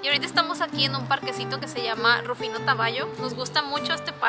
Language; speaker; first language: Spanish; native; Spanish